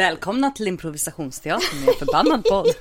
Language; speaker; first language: Swedish; native; Swedish